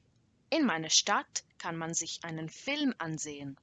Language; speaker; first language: German; non-native, learner; English